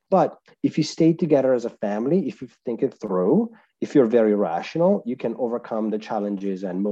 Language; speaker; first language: English; non-native, fluent; Italian